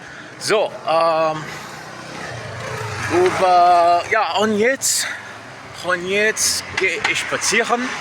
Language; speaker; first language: German; non-native, learner; Portuguese